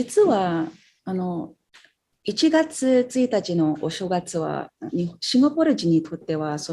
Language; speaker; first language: Japanese; non-native, fluent; English